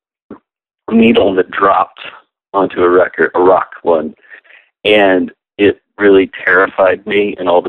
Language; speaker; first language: English; native; English